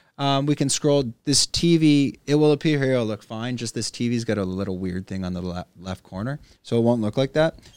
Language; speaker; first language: English; native; English